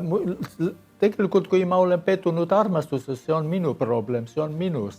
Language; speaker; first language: Estonian; non-native, learner; Armenian